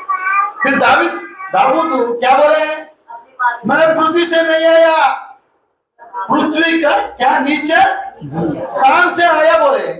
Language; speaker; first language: Hindi; non-native, local second language; Telugu